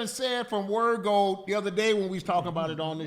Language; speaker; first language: English; native; English